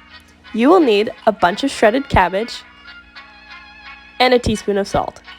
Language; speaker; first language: English; native; English